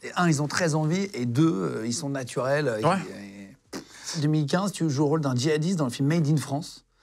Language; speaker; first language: French; native; French